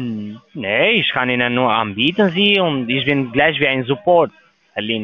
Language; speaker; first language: German; non-native, learner; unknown